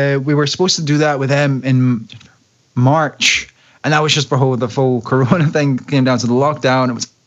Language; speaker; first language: English; native; English